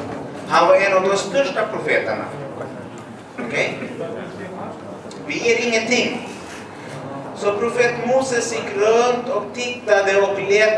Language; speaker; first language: Swedish; early bilingual, other home language; Arabic